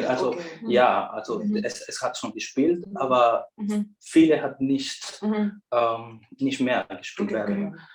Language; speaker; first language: German; non-native, fluent; Spanish